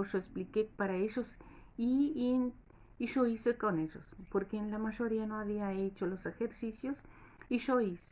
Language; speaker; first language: Spanish; non-native, fluent; Portuguese